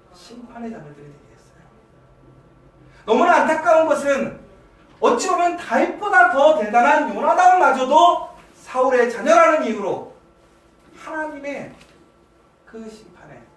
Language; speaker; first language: Korean; native; Korean